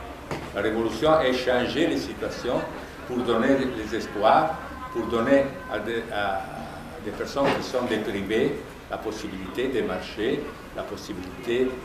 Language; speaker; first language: French; non-native, fluent; Italian